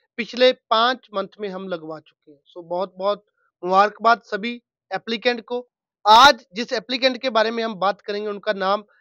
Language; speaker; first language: Hindi; non-native, local second language; Punjabi